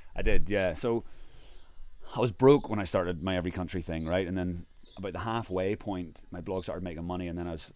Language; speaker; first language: English; native; English